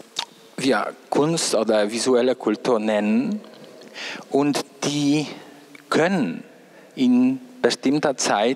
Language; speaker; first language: German; non-native, fluent; Polish